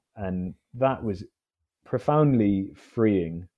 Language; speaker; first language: English; native; English